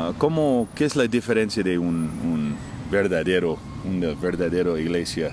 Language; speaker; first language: Spanish; non-native, fluent; English